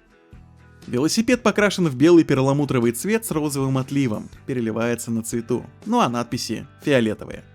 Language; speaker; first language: Russian; native; Russian